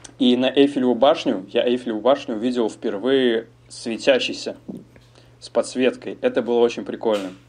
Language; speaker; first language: Russian; native; Russian